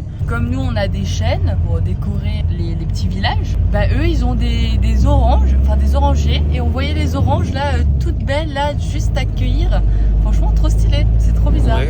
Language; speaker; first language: French; native; French